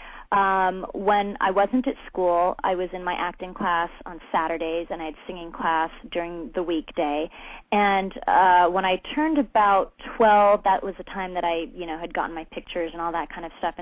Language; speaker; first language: English; native; English